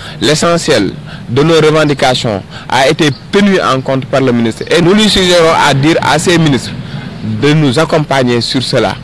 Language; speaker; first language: French; non-native, local second language; Wolof